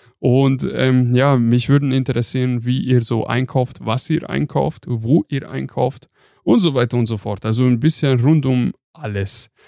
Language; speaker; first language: German; non-native, fluent; Hungarian